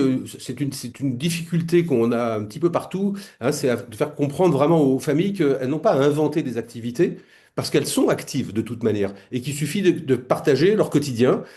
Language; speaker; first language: French; native; French